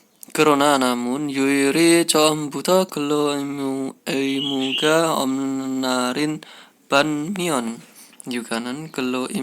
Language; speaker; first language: Korean; non-native, fluent; Indonesian